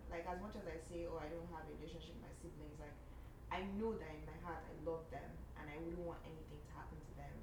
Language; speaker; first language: English; non-native, local second language; Yoruba